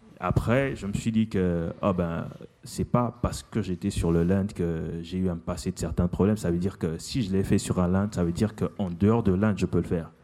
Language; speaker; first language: French; non-native, local second language; Lingala